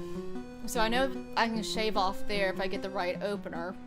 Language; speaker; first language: English; native; English